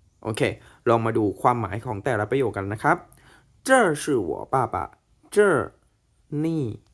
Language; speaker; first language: Chinese; non-native, fluent; Thai